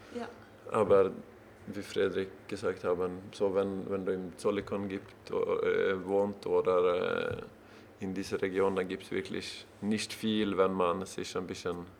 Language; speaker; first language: German; non-native, learner; Swedish